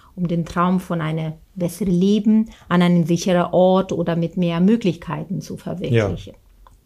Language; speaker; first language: German; non-native, fluent; Italian